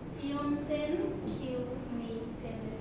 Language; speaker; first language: Japanese; non-native, fluent; Bangla